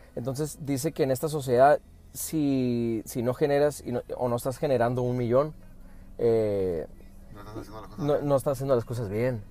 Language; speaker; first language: Spanish; early bilingual, heritage; Spanish